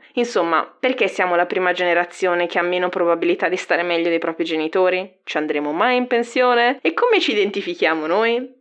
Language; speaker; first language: Italian; native; Italian